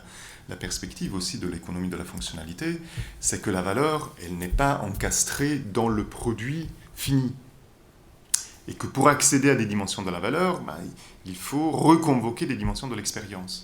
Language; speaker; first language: French; native; French